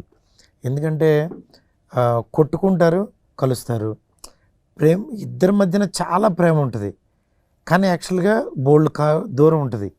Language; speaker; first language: Telugu; native; Telugu